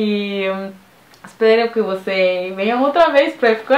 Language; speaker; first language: Portuguese; non-native, fluent; French